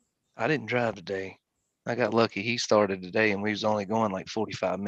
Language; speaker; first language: English; native; English